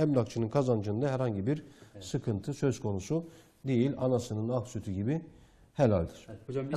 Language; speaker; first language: Turkish; native; Turkish